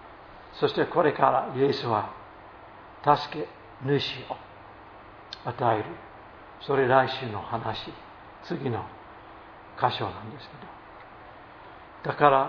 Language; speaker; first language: Japanese; non-native, fluent; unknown